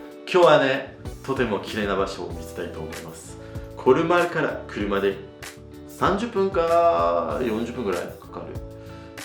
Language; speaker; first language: Japanese; non-native, fluent; French